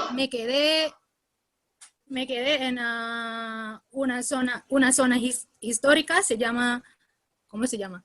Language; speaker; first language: Spanish; non-native, learner; Indonesian